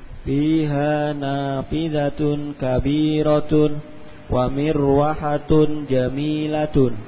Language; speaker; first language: Arabic; non-native, learner; Indonesian